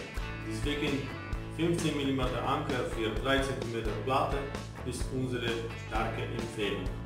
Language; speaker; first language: German; non-native, learner; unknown